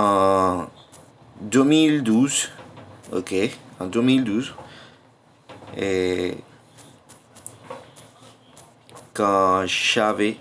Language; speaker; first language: French; non-native, fluent; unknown